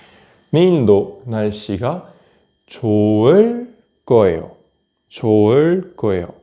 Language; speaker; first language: Korean; non-native, fluent; French